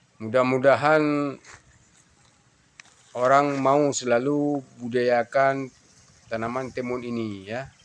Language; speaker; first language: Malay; non-native, local second language; Achinese